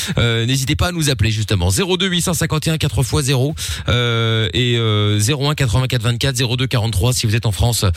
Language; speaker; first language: French; early bilingual, other home language; Portuguese